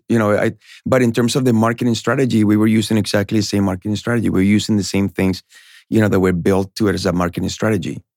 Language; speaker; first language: English; non-native, fluent; Spanish